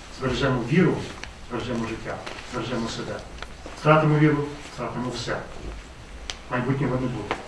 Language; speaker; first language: Ukrainian; native; Ukrainian